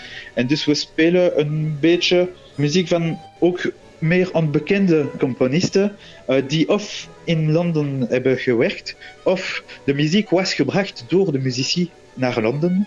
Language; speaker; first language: Dutch; non-native, local second language; French